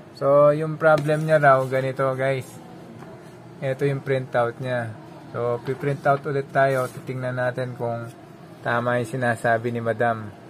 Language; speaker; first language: Filipino; non-native, local second language; Pampanga